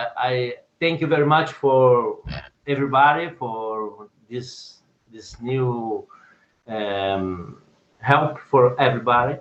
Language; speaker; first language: English; non-native, learner; Portuguese